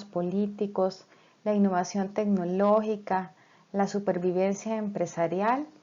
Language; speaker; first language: Spanish; native; Spanish